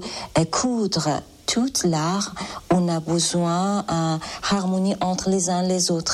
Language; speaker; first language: French; non-native, fluent; Persian